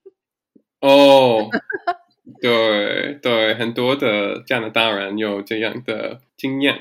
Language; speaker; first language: Chinese; non-native, learner; English